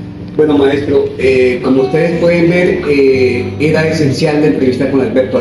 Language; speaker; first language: Spanish; native; Spanish